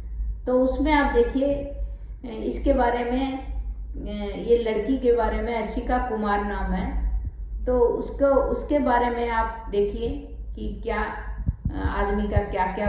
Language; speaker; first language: Hindi; native; Hindi